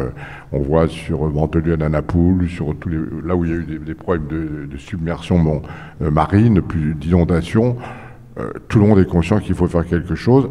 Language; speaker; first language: French; native; French